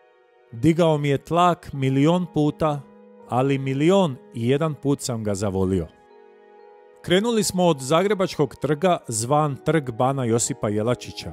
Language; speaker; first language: Croatian; native; Croatian